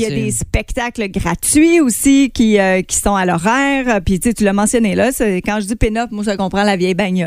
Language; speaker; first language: French; native; French